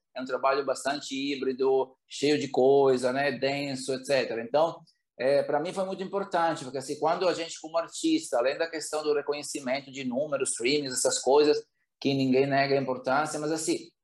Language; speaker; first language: Portuguese; non-native, fluent; Italian